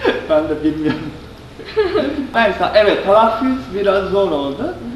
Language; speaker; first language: Turkish; non-native, fluent; Japanese